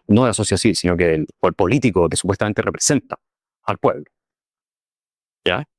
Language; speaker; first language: Spanish; native; Spanish